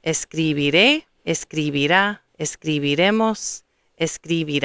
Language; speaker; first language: Spanish; non-native, fluent; English